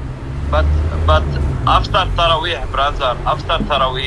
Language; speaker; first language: English; non-native, learner; Arabic